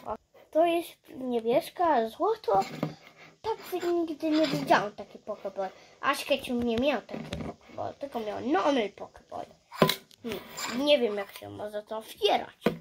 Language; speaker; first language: Polish; early bilingual, heritage; English